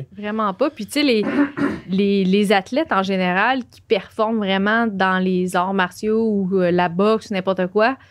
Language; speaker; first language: French; native; French